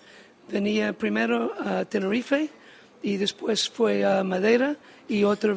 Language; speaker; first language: Spanish; non-native, learner; English